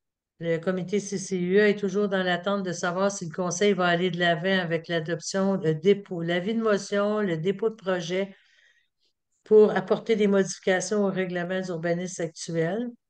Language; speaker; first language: French; native; French